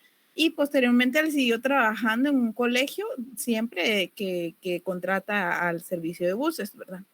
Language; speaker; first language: Spanish; native; Spanish